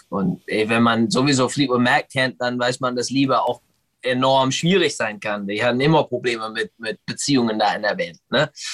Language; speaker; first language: German; non-native, fluent; English